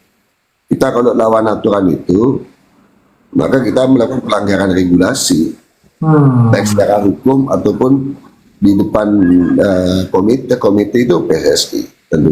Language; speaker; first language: Indonesian; non-native, local second language; Madurese